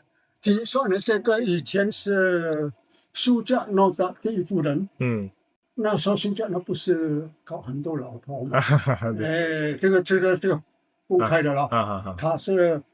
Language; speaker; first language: Chinese; early bilingual, heritage; Chinese